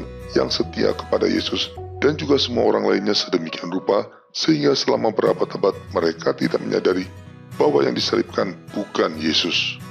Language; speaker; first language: Indonesian; native; Indonesian